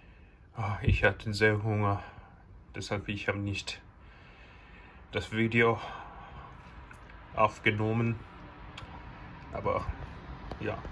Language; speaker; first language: German; non-native, learner; Korean